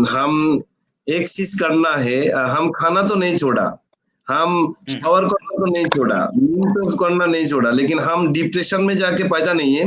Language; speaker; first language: Hindi; non-native, fluent; Bangla